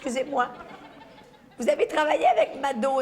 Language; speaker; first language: French; native; French